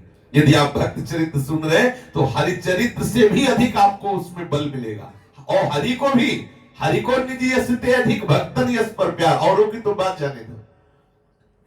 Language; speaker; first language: Hindi; native; Hindi